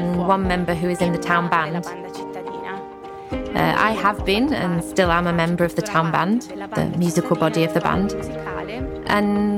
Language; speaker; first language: English; non-native, fluent; Ladin